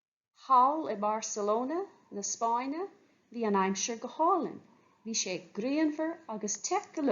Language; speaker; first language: Irish; non-native, fluent; English